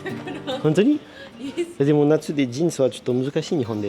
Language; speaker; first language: Japanese; non-native, learner; French